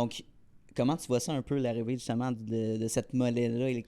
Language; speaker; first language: French; native; French